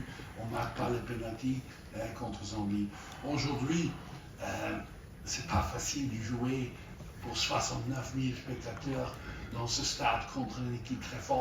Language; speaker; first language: French; non-native, learner; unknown